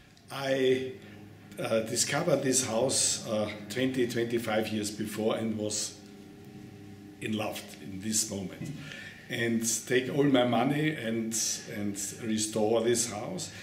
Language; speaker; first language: English; non-native, learner; German